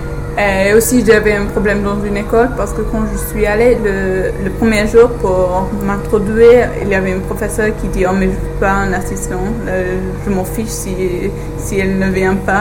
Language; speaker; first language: French; non-native, fluent; English